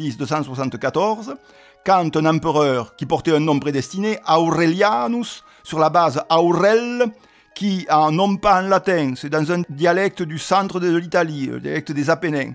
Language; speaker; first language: French; native; French